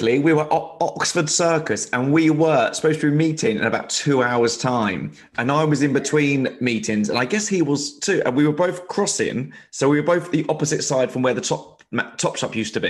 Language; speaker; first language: English; native; English